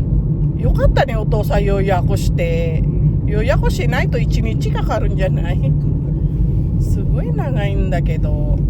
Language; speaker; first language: Japanese; non-native, fluent; Filipino